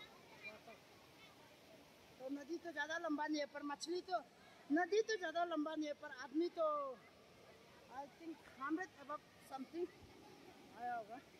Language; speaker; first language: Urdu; non-native, local second language; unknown